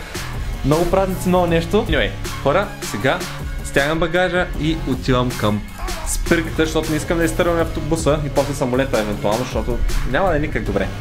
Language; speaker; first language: Bulgarian; native; Bulgarian